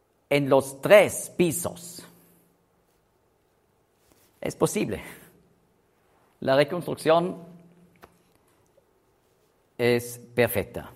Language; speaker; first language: Spanish; non-native, learner; German